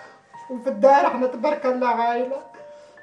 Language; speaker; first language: Arabic; native; Arabic